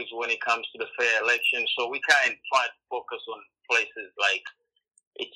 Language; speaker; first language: English; non-native, local second language; Swahili